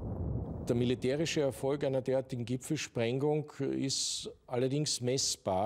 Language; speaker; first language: German; native; German